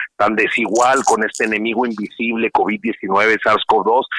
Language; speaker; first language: Spanish; native; Spanish